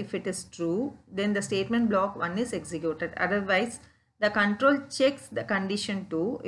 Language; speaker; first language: English; non-native, local second language; Tamil